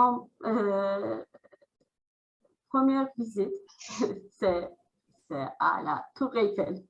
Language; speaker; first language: French; non-native, learner; Azerbaijani